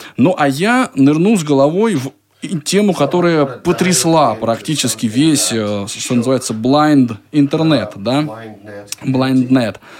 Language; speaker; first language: Russian; native; Russian